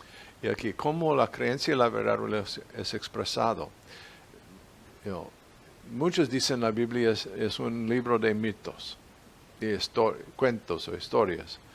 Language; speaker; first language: Spanish; non-native, fluent; English